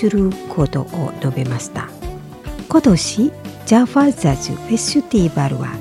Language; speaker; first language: Japanese; non-native, fluent; Indonesian